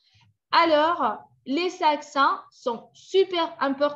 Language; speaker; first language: French; non-native, fluent; Spanish